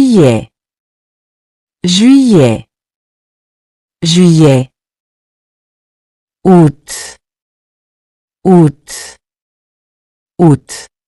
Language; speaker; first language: French; non-native, fluent; English